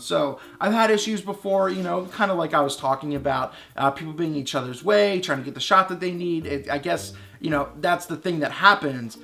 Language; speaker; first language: English; native; English